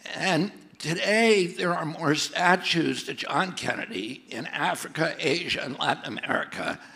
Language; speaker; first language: English; native; English